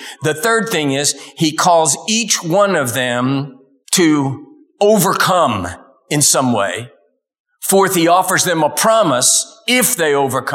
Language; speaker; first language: English; native; English